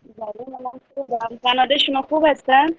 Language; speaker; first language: Persian; non-native, learner; Urdu